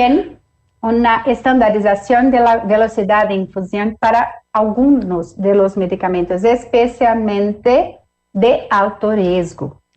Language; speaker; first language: Spanish; non-native, fluent; Portuguese